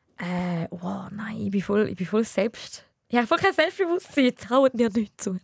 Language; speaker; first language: German; early bilingual, other home language; Tamil